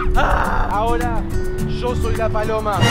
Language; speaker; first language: Spanish; native; Spanish